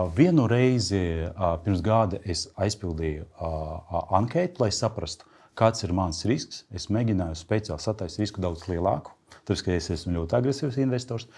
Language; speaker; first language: Latvian; non-native, local second language; Russian